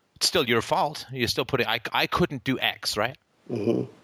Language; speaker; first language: English; native; English